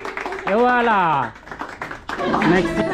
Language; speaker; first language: French; non-native, learner; Bangla